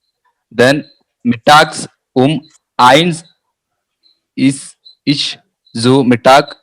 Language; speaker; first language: German; non-native, learner; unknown